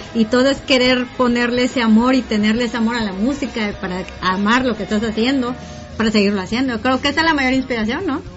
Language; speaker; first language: Spanish; native; Spanish